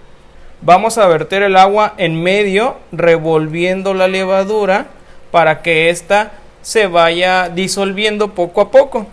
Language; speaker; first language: Spanish; native; Spanish